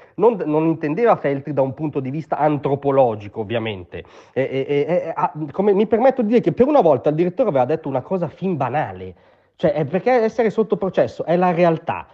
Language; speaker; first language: Italian; native; Italian